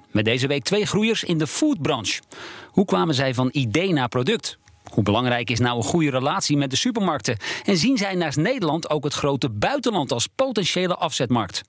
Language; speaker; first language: Dutch; native; Dutch